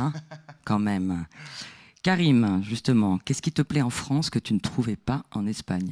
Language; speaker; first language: French; native; French